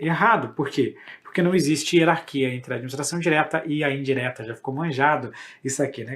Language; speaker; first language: Portuguese; native; Portuguese